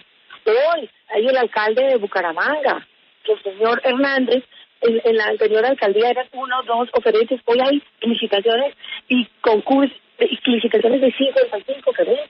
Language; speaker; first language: Spanish; native; Spanish